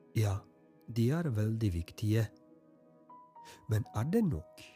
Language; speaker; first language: Norwegian; non-native, fluent; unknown